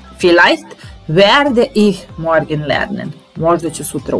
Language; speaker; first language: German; non-native, fluent; Serbian